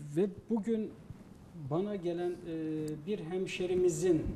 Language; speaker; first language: Turkish; native; Turkish